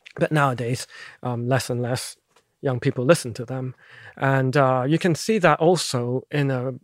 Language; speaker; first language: English; non-native, local second language; Cantonese